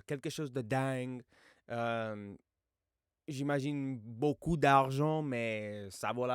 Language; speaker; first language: French; non-native, fluent; English